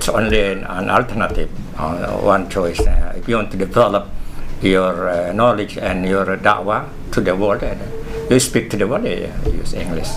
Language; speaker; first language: English; non-native, fluent; Indonesian